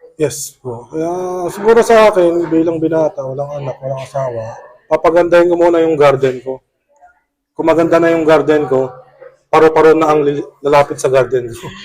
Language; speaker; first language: Filipino; native; Filipino